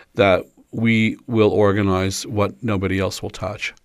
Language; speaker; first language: English; native; English